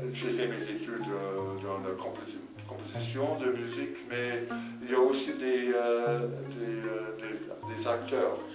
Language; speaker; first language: French; non-native, fluent; English